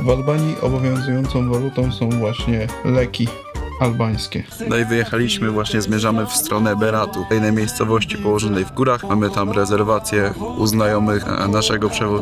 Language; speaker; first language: Polish; native; Polish